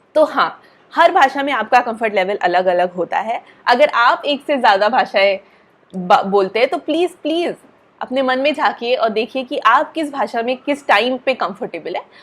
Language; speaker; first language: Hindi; native; Hindi